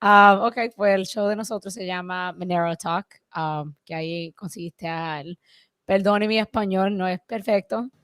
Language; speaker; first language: Spanish; early bilingual, heritage; English